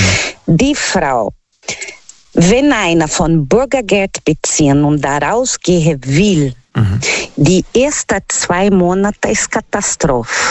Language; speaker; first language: German; non-native, learner; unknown